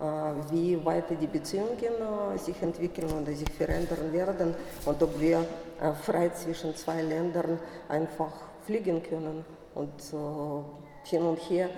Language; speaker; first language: German; non-native, fluent; Russian